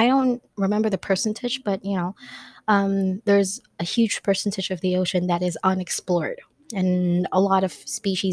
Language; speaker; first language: English; non-native, local second language; Filipino